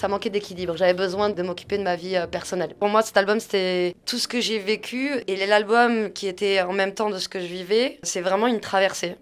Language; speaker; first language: French; native; French